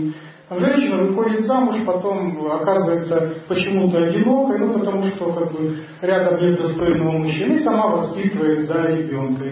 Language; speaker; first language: Russian; native; Russian